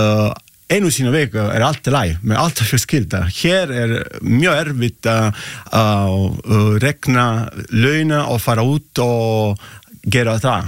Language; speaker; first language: Icelandic; non-native, learner; Italian